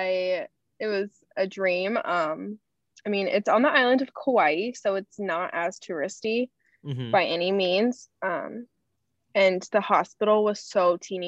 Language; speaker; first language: English; native; English